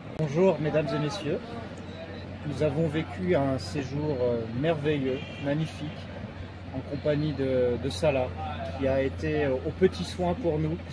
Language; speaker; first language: French; native; French